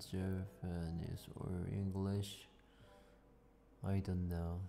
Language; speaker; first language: English; non-native, learner; Korean